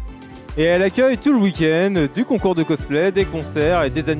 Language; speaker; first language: French; native; French